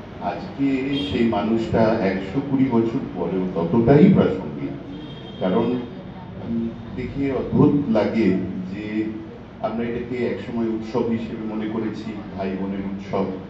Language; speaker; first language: Bangla; non-native, fluent; Hindi